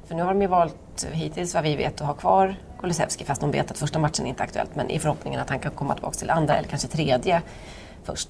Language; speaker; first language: Swedish; native; Swedish